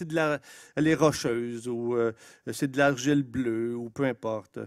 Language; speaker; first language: French; native; French